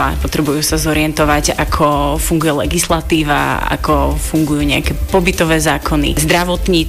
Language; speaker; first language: Slovak; native; Slovak